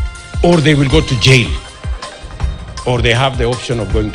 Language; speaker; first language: English; non-native, local second language; Swahili